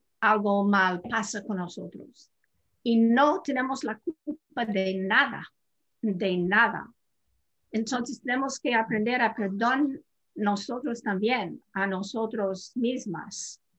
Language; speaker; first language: Spanish; non-native, fluent; English